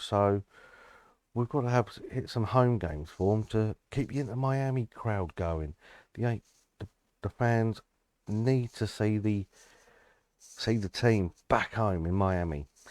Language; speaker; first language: English; native; English